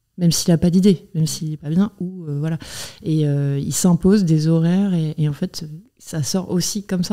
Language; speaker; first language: French; native; French